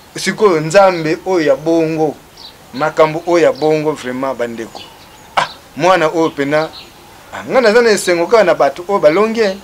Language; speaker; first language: Lingala; non-native, local second language; Kongo